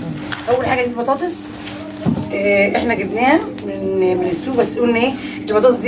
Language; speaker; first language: Arabic; native; Arabic